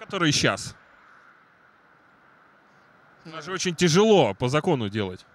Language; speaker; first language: Russian; native; Russian